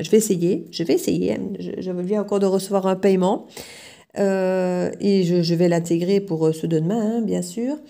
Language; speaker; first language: French; native; French